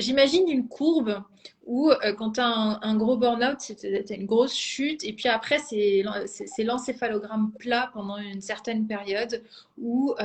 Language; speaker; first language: French; native; French